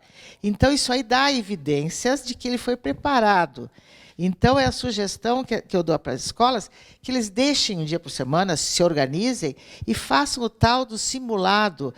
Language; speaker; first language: Portuguese; native; Portuguese